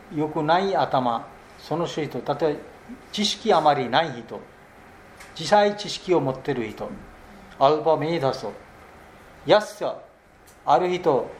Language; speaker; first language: Japanese; non-native, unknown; Bangla